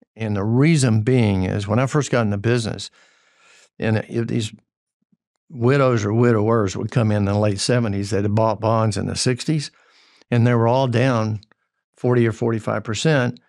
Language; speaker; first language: English; native; English